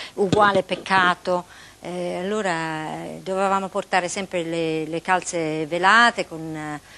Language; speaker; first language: Italian; non-native, fluent; English